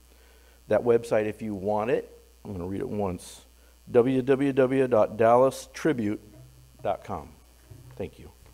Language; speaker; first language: English; native; English